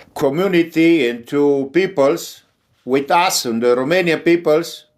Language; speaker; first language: English; non-native, learner; Romanian